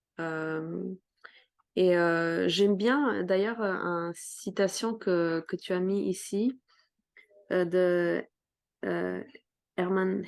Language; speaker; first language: French; non-native, fluent; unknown